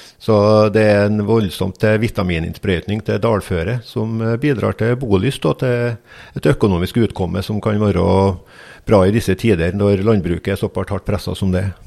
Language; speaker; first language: Norwegian; native; Norwegian